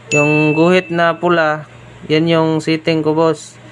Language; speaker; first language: Filipino; non-native, local second language; Cebuano